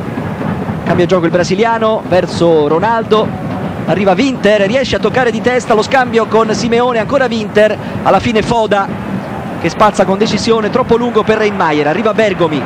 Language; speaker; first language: Italian; native; Italian